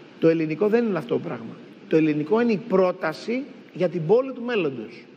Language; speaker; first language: Greek; native; Greek